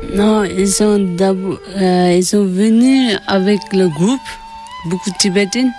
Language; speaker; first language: French; non-native, learner; Tibetan